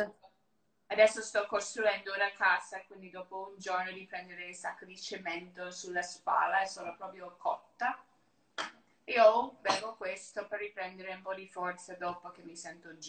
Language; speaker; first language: Italian; non-native, learner; English